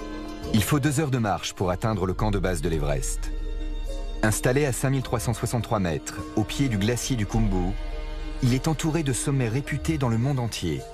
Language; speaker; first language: French; native; French